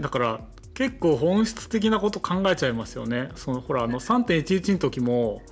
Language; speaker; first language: Japanese; native; Japanese